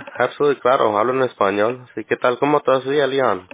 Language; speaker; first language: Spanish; early bilingual, heritage; Spanish